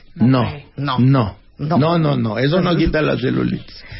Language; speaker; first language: Spanish; native; Spanish